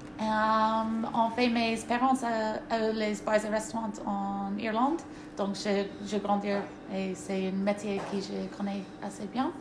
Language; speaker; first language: French; non-native, learner; English